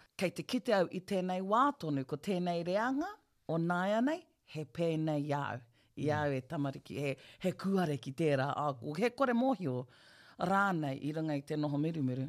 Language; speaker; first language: Māori; non-native, local second language; English